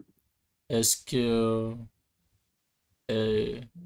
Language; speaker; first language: French; non-native, learner; English